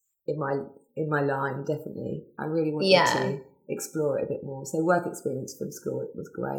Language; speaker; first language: English; native; English